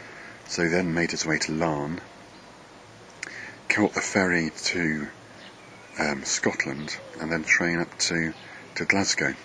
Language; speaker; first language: English; native; English